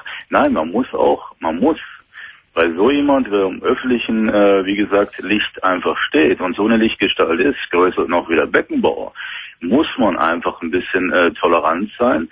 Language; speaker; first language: German; native; German